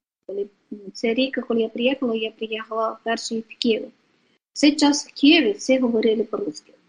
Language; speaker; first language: Ukrainian; non-native, fluent; Polish